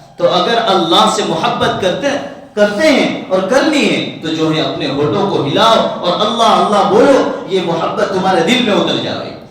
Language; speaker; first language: Urdu; non-native, local second language; Gujarati